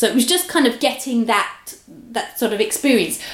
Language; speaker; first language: English; native; English